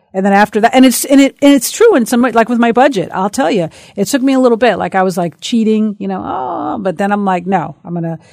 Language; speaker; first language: English; native; English